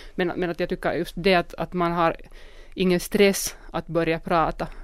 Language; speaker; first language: Swedish; non-native, local second language; Finnish